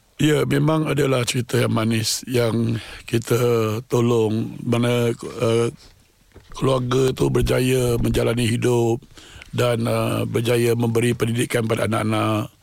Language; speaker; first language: Malay; non-native, local second language; Tamil